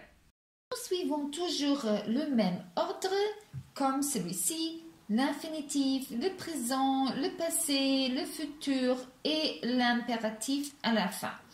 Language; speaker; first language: French; non-native, fluent; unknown